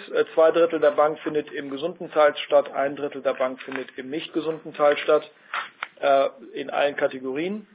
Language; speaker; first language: German; native; German